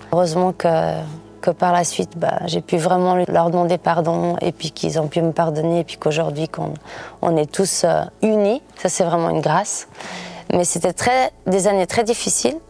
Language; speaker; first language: French; early bilingual, other home language; Portuguese